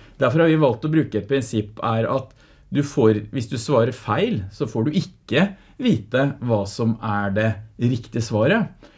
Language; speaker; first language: Norwegian; native; Norwegian